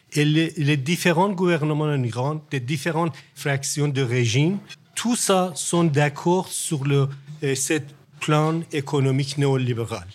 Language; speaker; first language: French; non-native, learner; Persian